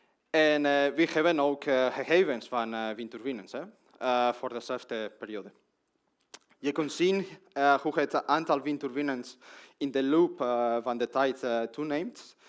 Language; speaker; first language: Dutch; non-native, learner; Spanish